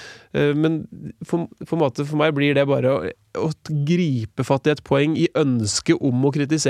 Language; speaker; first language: Norwegian; native; Norwegian